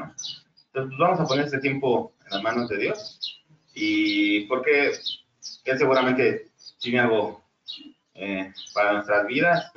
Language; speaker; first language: Spanish; native; Spanish